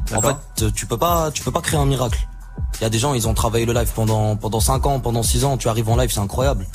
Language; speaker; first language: French; non-native, local second language; Arabic